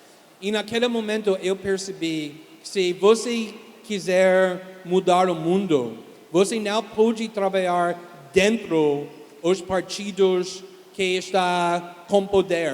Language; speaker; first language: Portuguese; non-native, fluent; English